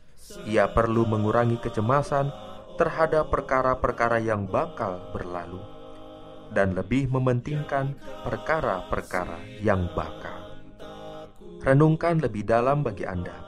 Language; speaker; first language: Indonesian; native; Indonesian